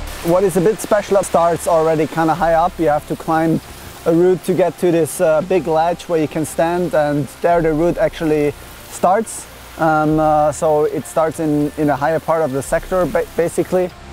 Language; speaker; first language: English; non-native, fluent; German